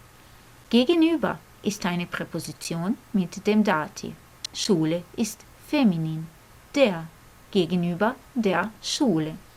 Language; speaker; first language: German; non-native, fluent; Croatian